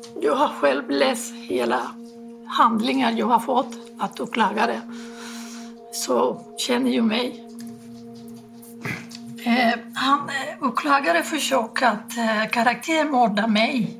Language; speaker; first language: Swedish; non-native, fluent; Spanish